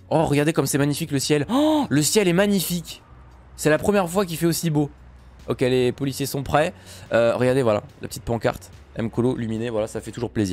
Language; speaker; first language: French; native; French